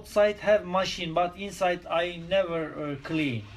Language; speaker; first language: English; non-native, learner; Turkish